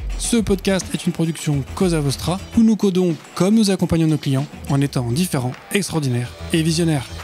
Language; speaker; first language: French; native; French